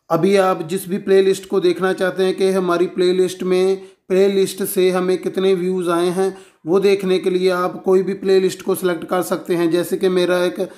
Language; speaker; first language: Hindi; non-native, local second language; Punjabi